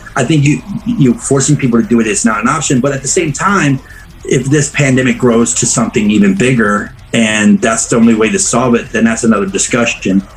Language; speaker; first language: English; native; English